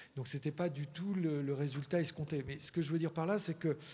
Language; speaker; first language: French; early bilingual, heritage; Spanish